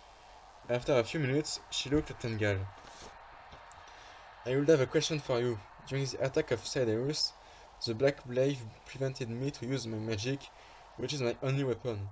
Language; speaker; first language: English; non-native, fluent; French